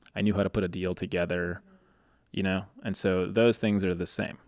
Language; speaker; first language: English; native; English